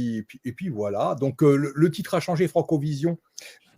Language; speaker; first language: French; native; French